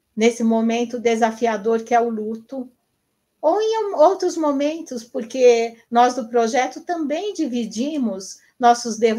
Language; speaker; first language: Portuguese; native; Portuguese